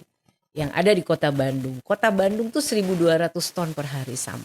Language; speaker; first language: Indonesian; native; Indonesian